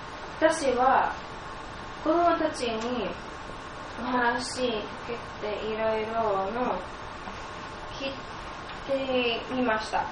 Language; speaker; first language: Japanese; non-native, learner; English